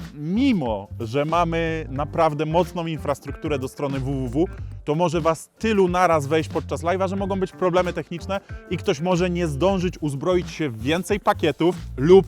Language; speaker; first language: Polish; native; Polish